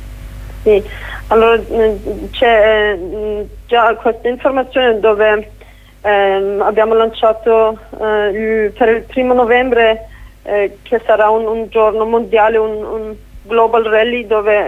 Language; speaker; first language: Italian; non-native, fluent; Kurdish